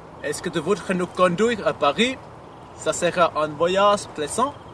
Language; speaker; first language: French; non-native, learner; Finnish